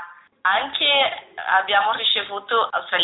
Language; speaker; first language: Italian; non-native, learner; Portuguese